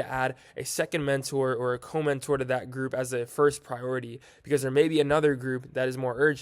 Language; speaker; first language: English; native; English